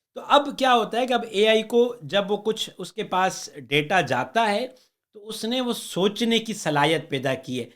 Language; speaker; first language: Urdu; native; Urdu